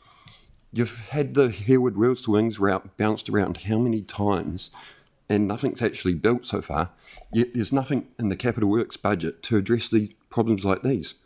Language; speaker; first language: English; native; English